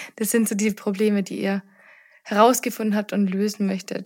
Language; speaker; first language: German; native; German